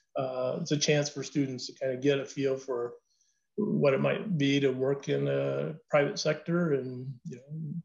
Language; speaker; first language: English; native; English